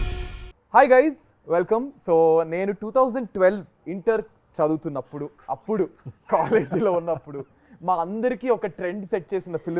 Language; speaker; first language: Telugu; native; Telugu